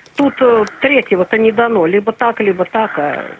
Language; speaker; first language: Russian; native; Russian